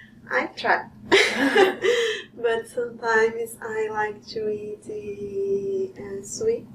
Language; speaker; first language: English; non-native, learner; Portuguese